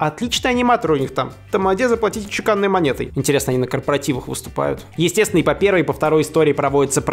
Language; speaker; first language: Russian; native; Russian